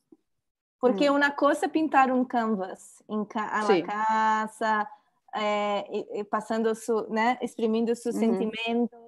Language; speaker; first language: Spanish; non-native, learner; Portuguese